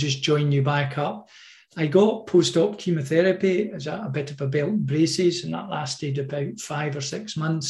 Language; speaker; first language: English; native; English